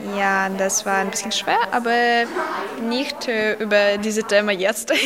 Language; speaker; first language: German; non-native, learner; Ukrainian